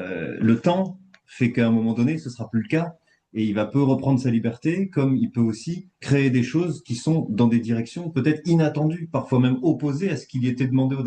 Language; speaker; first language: French; native; French